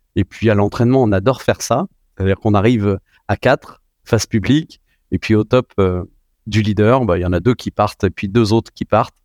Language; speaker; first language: French; native; French